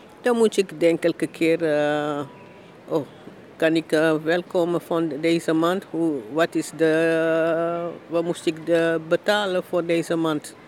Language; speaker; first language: Dutch; non-native, learner; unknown